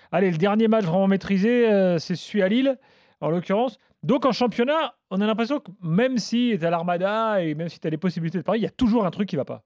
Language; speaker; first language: French; native; French